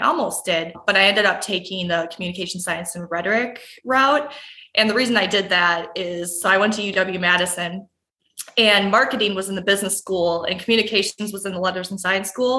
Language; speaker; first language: English; native; English